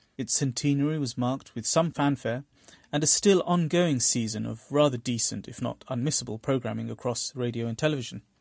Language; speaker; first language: English; early bilingual, other home language; Bangla